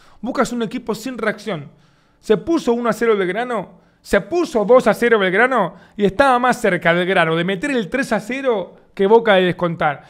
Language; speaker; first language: Spanish; native; Spanish